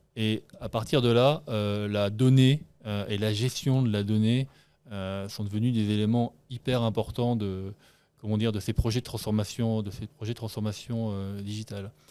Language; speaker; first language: French; native; French